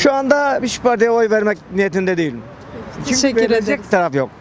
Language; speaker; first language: Turkish; native; Turkish